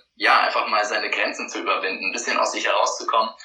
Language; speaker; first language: German; native; German